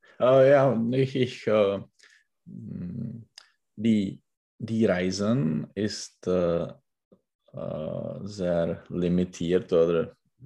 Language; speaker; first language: German; non-native, learner; Czech